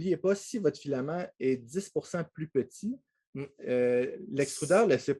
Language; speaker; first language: French; native; French